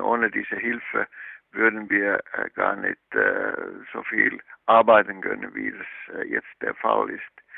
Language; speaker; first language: German; non-native, fluent; Finnish